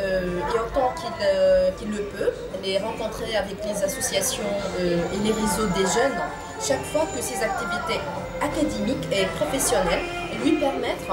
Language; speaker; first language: French; non-native, local second language; Arabic